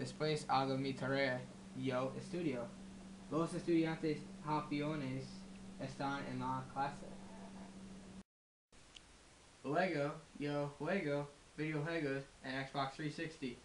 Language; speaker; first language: Spanish; non-native, learner; English